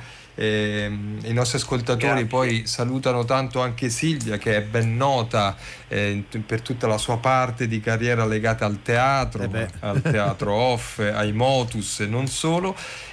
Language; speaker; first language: Italian; native; Italian